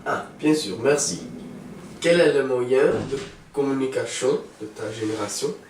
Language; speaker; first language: French; non-native, learner; Dutch